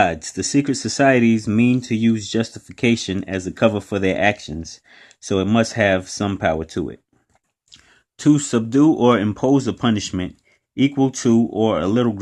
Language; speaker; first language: English; native; English